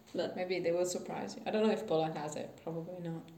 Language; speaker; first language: English; non-native, fluent; Italian